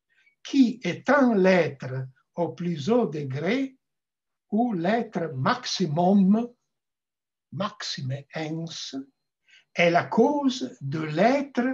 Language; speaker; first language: French; non-native, fluent; Italian